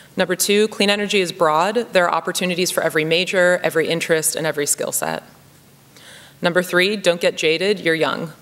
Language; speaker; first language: English; native; English